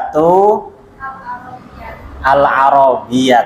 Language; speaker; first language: Arabic; non-native, fluent; Indonesian